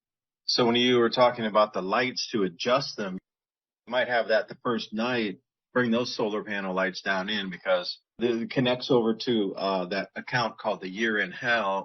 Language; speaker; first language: English; native; English